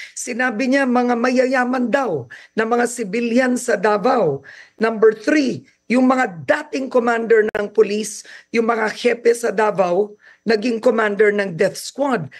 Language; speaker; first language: Filipino; native; Filipino